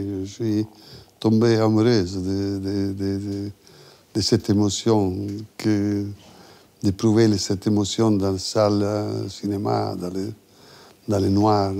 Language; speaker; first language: French; non-native, fluent; Italian